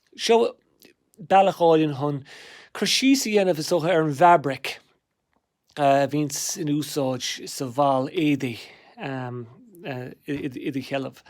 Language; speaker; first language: Irish; native; Irish